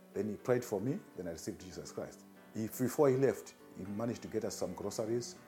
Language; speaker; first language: English; non-native, local second language; Shona